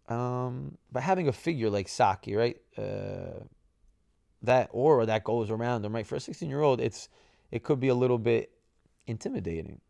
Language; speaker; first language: English; early bilingual, other home language; Italian